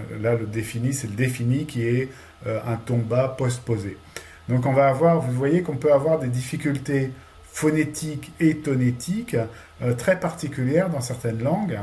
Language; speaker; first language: French; native; French